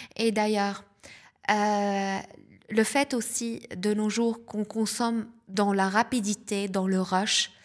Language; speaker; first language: French; non-native, local second language; Arabic